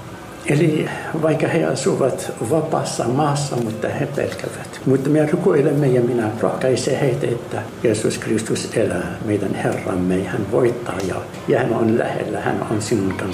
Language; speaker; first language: Finnish; non-native, fluent; Arabic